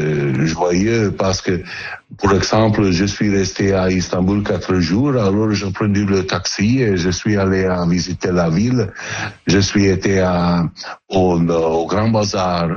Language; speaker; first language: French; non-native, learner; Italian